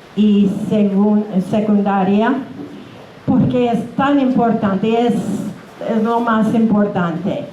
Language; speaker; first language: Spanish; non-native, fluent; English